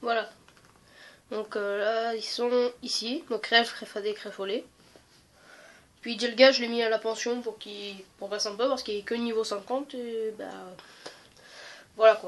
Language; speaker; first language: French; native; French